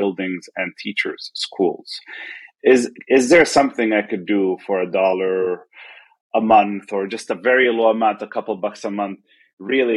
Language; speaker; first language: English; non-native, fluent; Arabic